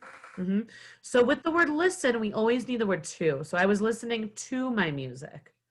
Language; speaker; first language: English; non-native, fluent; Spanish